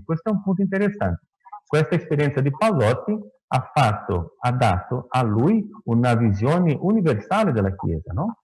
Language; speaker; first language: Italian; non-native, fluent; Portuguese